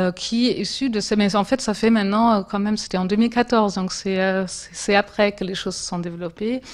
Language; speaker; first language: French; non-native, fluent; German